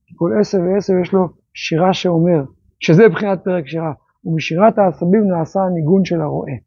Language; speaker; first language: Hebrew; native; Hebrew